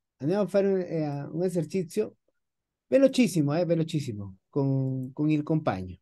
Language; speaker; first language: Italian; non-native, fluent; Spanish